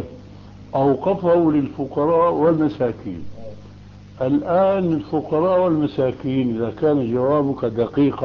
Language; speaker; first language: Arabic; early bilingual, other home language; Albanian